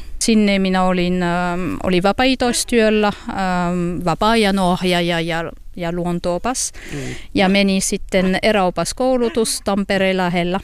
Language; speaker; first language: Finnish; non-native, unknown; French